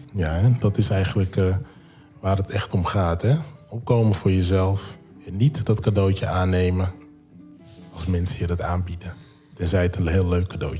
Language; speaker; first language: Dutch; native; Dutch